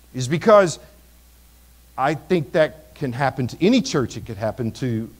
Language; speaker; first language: English; native; English